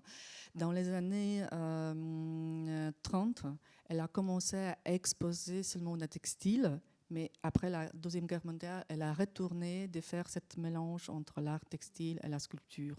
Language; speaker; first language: French; non-native, fluent; Polish